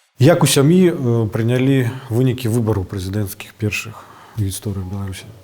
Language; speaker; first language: Belarusian; non-native, local second language; Russian